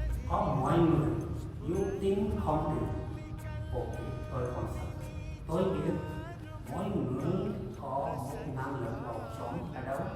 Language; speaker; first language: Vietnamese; non-native, learner; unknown